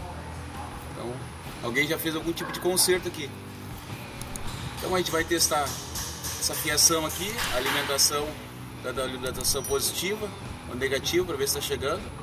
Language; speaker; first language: Portuguese; native; Portuguese